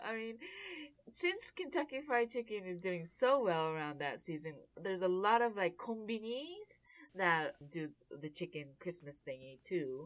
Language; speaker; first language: English; early bilingual, other home language; Japanese